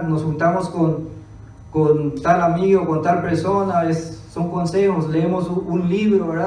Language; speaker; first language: Spanish; early bilingual, other home language; English